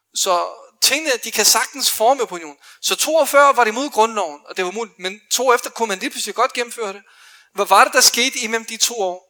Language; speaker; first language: Danish; early bilingual, other home language; Arabic